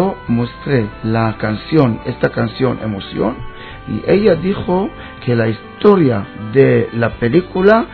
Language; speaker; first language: Spanish; non-native, learner; Hebrew